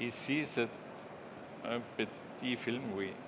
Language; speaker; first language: French; non-native, learner; German